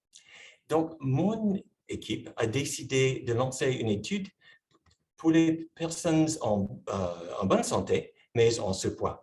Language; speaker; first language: French; non-native, fluent; English